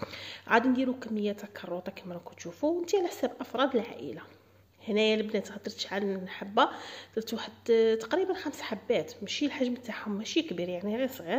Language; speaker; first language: Arabic; native; Arabic